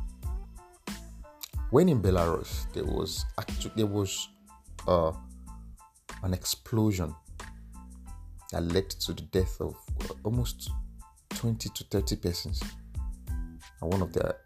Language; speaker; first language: English; non-native, local second language; Yoruba